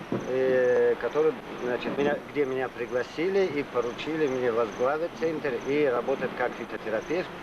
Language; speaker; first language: Russian; non-native, local second language; Tajik